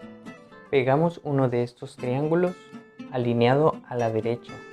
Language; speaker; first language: Spanish; native; Spanish